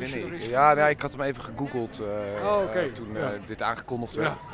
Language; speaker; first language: Dutch; native; Dutch